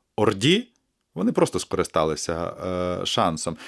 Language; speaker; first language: Ukrainian; native; Ukrainian